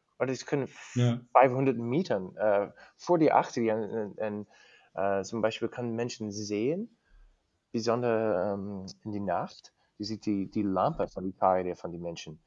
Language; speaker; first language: German; non-native, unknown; English